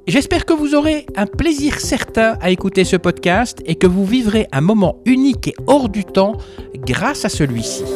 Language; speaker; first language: French; native; French